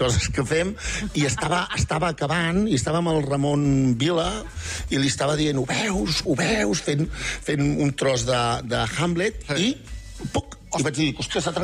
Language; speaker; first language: Catalan; native; Catalan